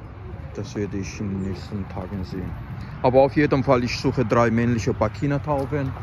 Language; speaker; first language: German; non-native, fluent; Azerbaijani